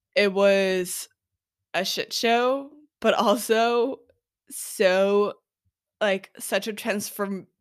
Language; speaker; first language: English; non-native, fluent; Norwegian